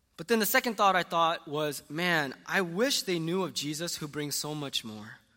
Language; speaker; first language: English; early bilingual, other home language; Korean